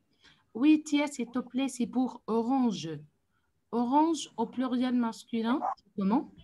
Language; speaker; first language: French; non-native, fluent; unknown